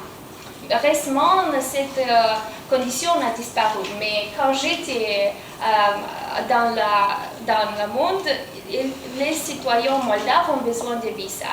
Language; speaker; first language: French; non-native, fluent; Romanian